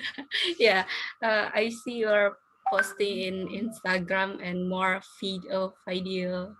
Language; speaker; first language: English; non-native, learner; Indonesian